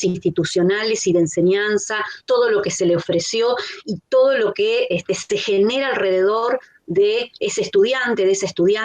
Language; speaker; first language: Spanish; native; Spanish